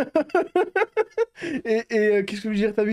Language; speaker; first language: French; native; French